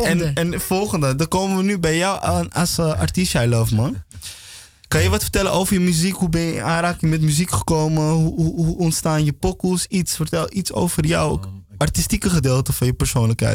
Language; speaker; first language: Dutch; native; Dutch